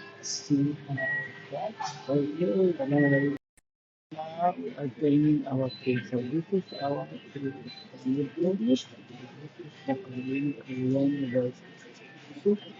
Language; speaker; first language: English; non-native, local second language; Filipino